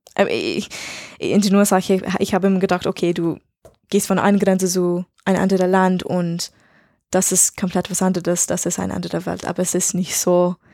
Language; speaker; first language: German; non-native, learner; English